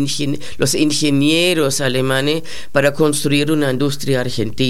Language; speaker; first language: Spanish; non-native, fluent; German